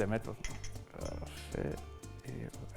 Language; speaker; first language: French; native; French